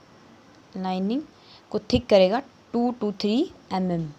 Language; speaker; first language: Hindi; native; Hindi